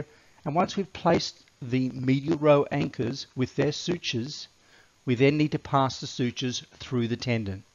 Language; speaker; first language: English; native; English